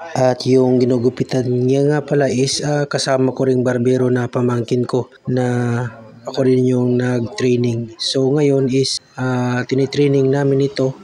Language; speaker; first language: Filipino; non-native, local second language; Cebuano